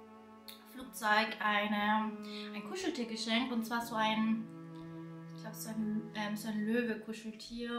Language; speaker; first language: German; early bilingual, other home language; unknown